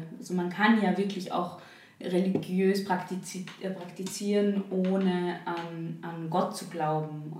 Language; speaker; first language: German; native; German